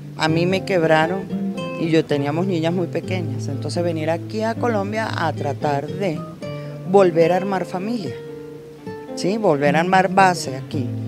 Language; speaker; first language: Spanish; native; Spanish